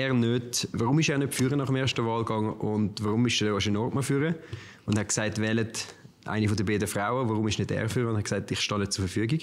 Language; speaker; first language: German; native; German